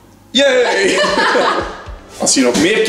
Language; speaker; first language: Dutch; native; Dutch